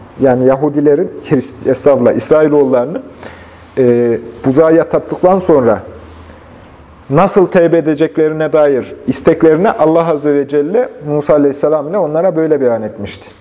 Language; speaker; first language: Turkish; native; Turkish